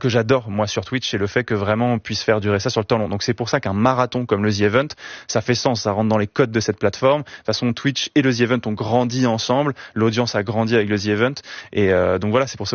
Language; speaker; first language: French; native; French